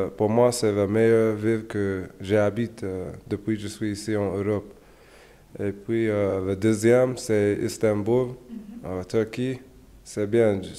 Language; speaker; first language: French; non-native, learner; English